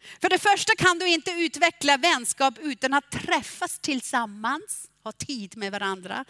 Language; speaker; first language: Swedish; non-native, fluent; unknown